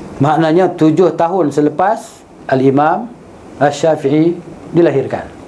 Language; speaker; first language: Malay; native; Malay